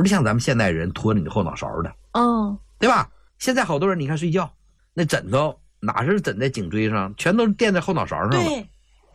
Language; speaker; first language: Chinese; native; Chinese